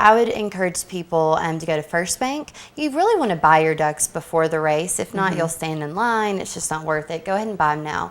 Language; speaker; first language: English; native; English